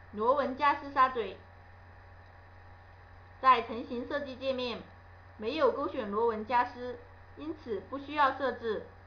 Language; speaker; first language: Chinese; native; Chinese